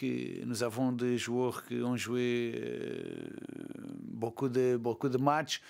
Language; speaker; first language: French; non-native, learner; Portuguese